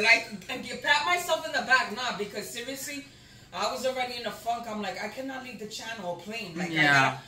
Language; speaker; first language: English; native; English